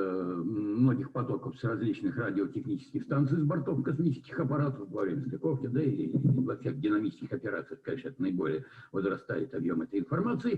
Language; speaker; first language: Russian; native; Russian